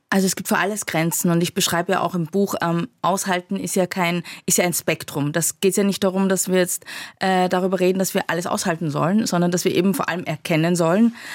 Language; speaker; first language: German; native; German